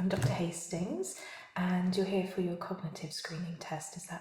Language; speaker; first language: English; native; English